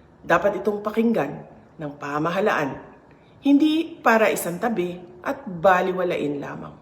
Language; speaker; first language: Filipino; native; Filipino